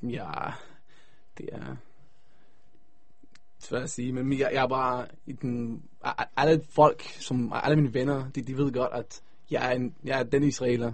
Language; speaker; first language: Danish; non-native, fluent; Hebrew